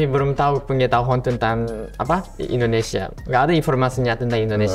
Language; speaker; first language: Indonesian; non-native, fluent; Japanese